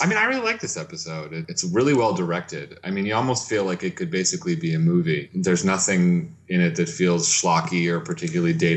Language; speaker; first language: English; native; English